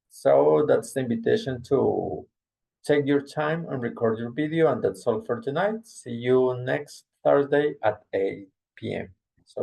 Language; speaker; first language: English; non-native, fluent; Spanish